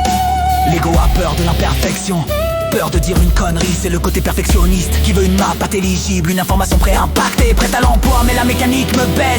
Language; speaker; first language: French; native; French